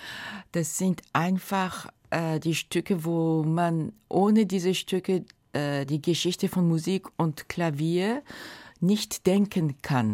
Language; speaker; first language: German; non-native, fluent; Japanese